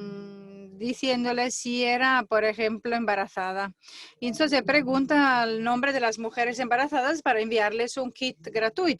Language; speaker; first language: Spanish; non-native, fluent; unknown